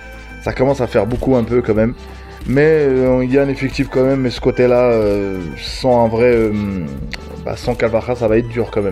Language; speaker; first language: French; native; French